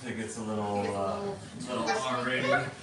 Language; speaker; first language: English; native; English